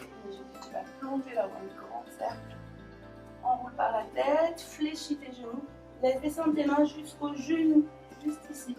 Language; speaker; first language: French; native; French